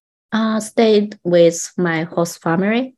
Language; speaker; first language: English; non-native, learner; Japanese